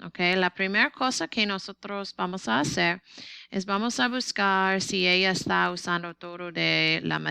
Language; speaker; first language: Spanish; non-native, learner; English